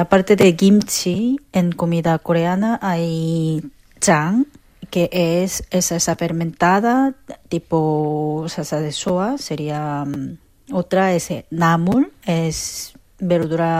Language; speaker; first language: Spanish; non-native, fluent; Korean